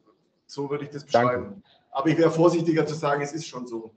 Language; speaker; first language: German; native; German